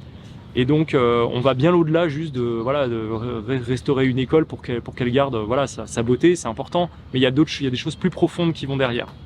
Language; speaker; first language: French; native; French